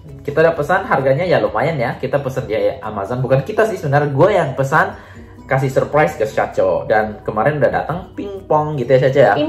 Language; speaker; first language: Indonesian; native; Indonesian